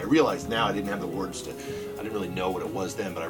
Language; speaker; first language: English; native; English